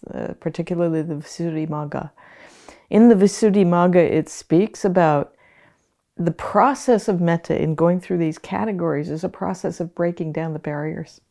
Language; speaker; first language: English; native; English